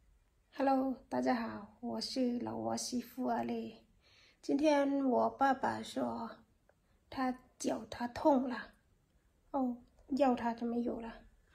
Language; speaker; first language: Chinese; non-native, learner; Lao